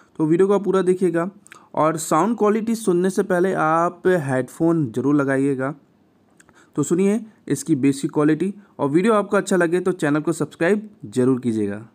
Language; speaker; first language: Hindi; native; Hindi